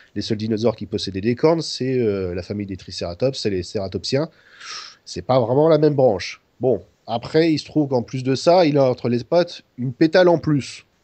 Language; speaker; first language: French; native; French